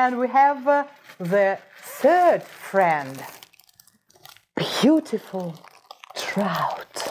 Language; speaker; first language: English; non-native, fluent; Russian